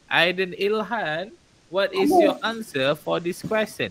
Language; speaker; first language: English; non-native, local second language; Malay